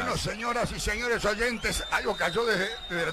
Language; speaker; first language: Spanish; native; Spanish